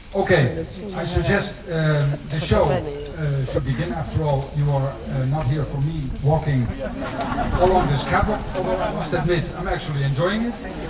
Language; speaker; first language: English; non-native, fluent; Dutch